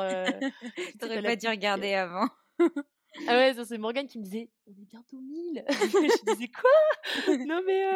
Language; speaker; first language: French; native; French